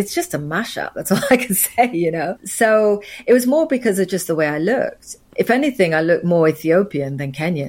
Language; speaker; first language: English; native; English